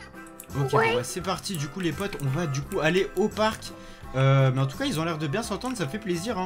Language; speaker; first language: French; native; French